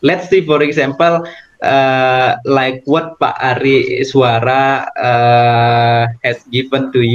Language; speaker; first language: English; non-native, fluent; Indonesian